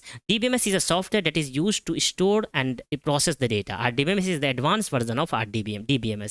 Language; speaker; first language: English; non-native, local second language; Hindi